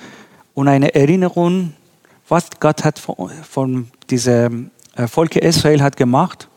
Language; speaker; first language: German; non-native, learner; Persian